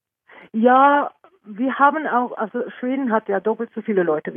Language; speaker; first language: German; non-native, fluent; Norwegian